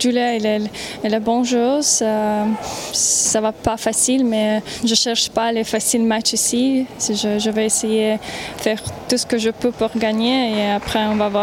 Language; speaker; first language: French; non-native, learner; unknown